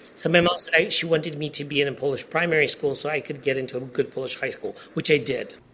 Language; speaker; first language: English; non-native, fluent; Polish